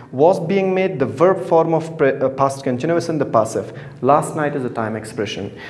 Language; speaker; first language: English; non-native, fluent; Persian